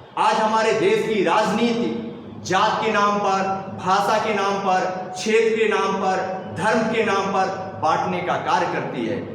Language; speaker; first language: Hindi; native; Hindi